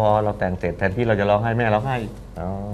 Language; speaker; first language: Thai; native; Thai